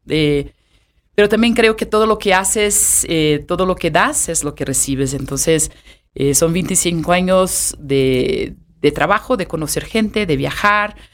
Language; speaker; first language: Spanish; non-native, fluent; Portuguese